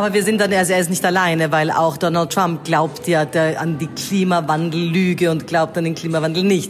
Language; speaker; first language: German; native; German